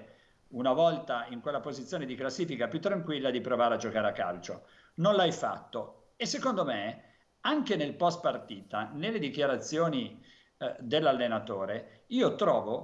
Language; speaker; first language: Italian; native; Italian